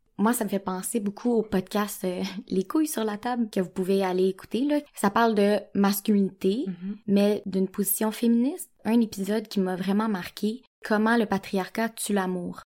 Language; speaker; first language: French; native; French